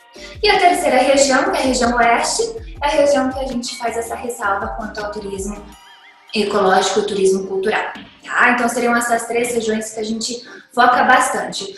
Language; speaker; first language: Portuguese; native; Portuguese